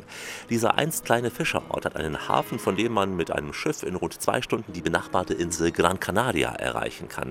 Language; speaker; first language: German; native; German